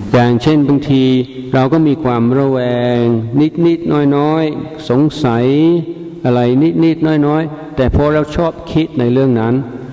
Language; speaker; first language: Thai; non-native, fluent; English